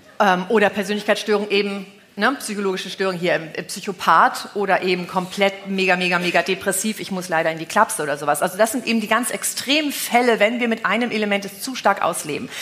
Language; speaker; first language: German; native; German